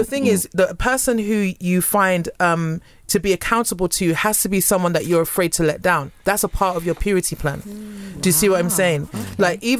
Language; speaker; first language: English; native; English